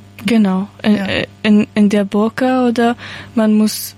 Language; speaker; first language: German; non-native, learner; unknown